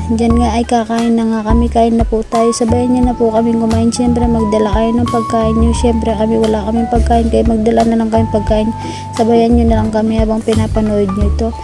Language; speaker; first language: Filipino; non-native, local second language; Pampanga